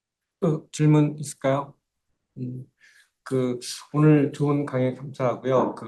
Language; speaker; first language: Korean; native; Korean